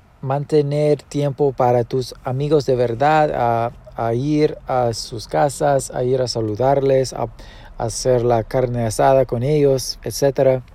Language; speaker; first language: Spanish; early bilingual, heritage; Spanish